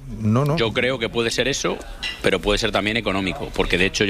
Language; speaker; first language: Spanish; native; Spanish